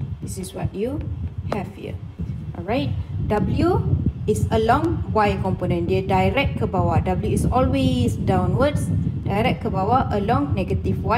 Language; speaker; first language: English; non-native, local second language; Malay